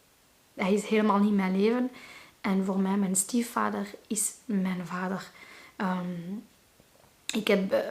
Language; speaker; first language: Dutch; non-native, local second language; Arabic